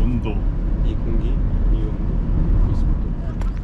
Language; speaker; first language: Korean; native; Korean